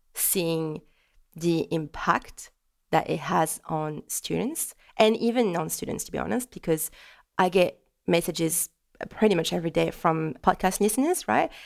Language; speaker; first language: English; non-native, fluent; French